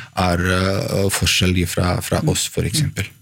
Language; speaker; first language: Norwegian; non-native, fluent; Bosnian